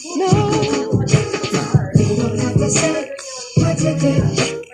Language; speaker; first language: English; native; English